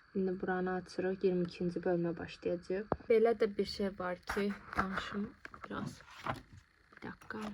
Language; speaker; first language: Azerbaijani; non-native, local second language; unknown